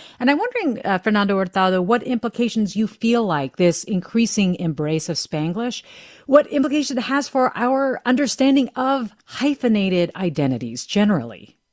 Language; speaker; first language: English; native; English